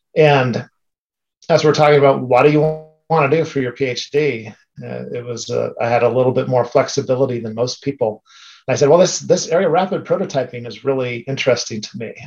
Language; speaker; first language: English; native; English